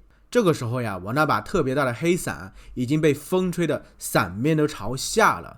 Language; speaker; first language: Chinese; native; Chinese